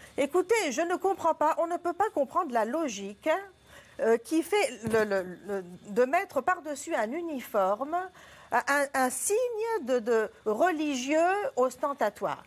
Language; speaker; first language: French; non-native, local second language; Arabic